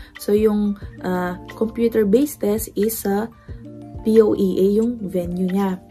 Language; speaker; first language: Filipino; non-native, local second language; Pampanga